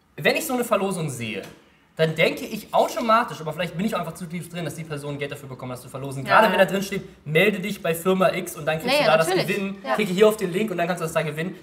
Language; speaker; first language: German; native; German